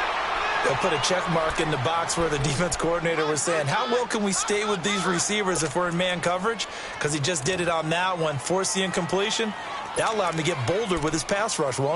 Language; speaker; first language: English; native; English